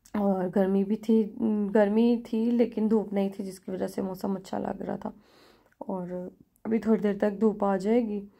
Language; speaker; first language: Urdu; native; Urdu